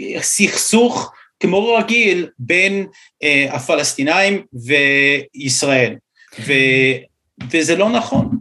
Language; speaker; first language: Hebrew; non-native, fluent; English